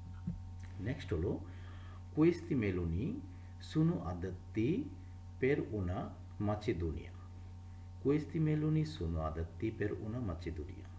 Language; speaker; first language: Italian; non-native, fluent; Bangla